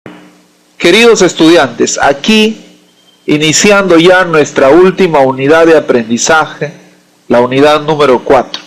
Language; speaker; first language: Spanish; native; Spanish